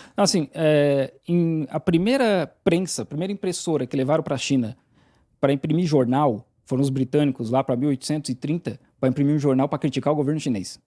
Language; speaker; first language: Portuguese; native; Portuguese